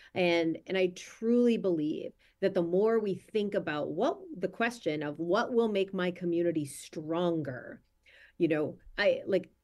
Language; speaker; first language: English; native; English